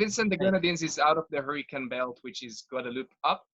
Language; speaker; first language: English; non-native, fluent; Hebrew